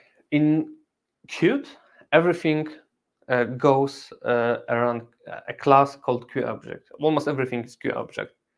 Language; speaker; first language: English; non-native, fluent; Polish